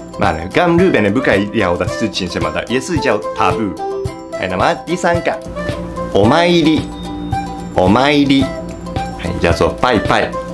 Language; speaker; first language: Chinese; non-native, fluent; Japanese